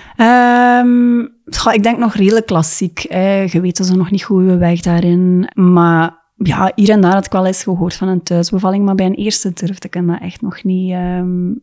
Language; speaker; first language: Dutch; native; Dutch